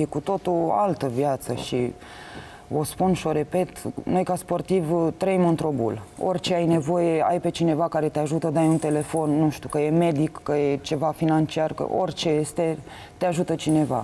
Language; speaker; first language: Romanian; native; Romanian